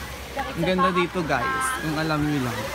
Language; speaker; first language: Filipino; native; Filipino